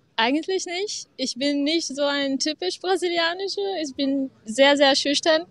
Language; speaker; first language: German; non-native, learner; Portuguese